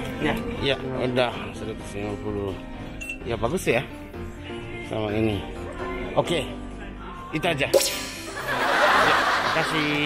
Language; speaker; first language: Indonesian; non-native, fluent; Japanese